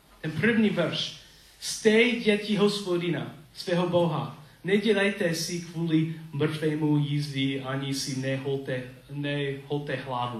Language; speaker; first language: Czech; non-native, learner; English